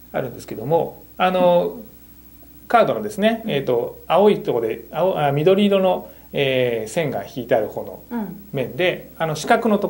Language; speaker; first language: Japanese; native; Japanese